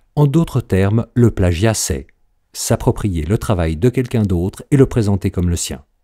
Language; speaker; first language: French; native; French